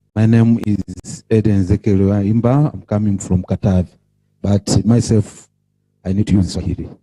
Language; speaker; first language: English; non-native, local second language; Swahili